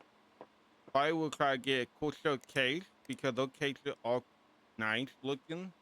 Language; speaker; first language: English; native; English